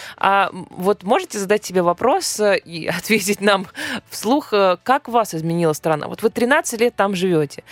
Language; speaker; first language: Russian; native; Russian